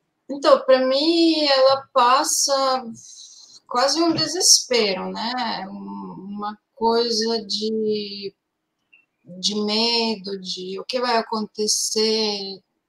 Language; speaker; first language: Portuguese; non-native, fluent; Serbian